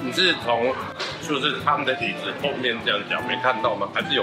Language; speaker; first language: Chinese; native; Chinese